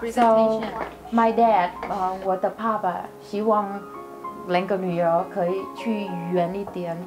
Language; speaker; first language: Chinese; non-native, learner; Vietnamese